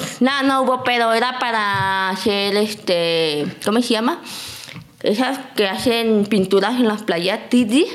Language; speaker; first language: Spanish; native; Spanish